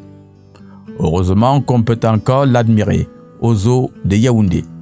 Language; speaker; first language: French; native; French